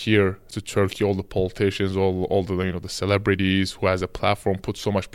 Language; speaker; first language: English; non-native, fluent; Turkish